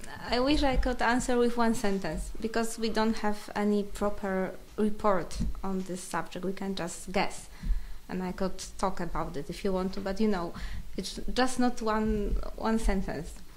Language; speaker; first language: English; non-native, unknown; Polish